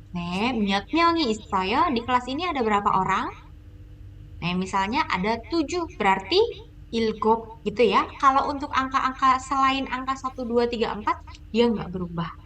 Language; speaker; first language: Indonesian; native; Indonesian